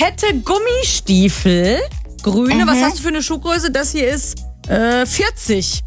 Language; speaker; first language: German; native; German